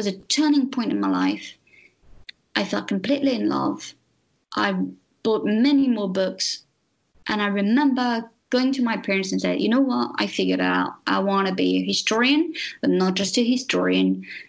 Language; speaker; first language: English; non-native, fluent; French